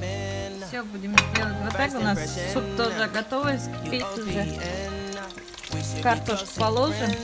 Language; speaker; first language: Russian; non-native, learner; Tajik